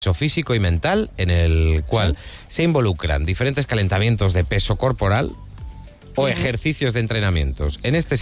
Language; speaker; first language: Spanish; native; Spanish